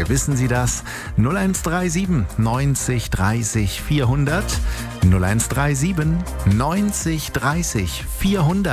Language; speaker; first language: German; native; German